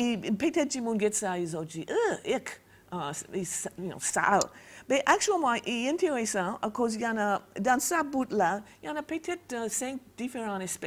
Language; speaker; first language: Haitian Creole; non-native, fluent; English